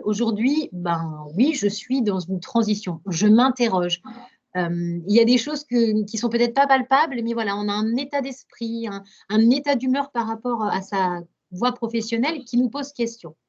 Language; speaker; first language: French; native; French